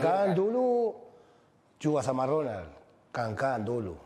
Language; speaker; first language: Indonesian; non-native, fluent; Spanish